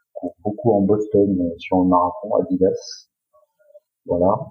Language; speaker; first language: French; native; French